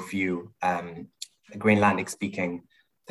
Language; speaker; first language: English; non-native, fluent; Spanish